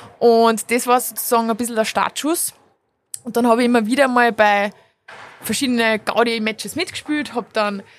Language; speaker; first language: German; native; German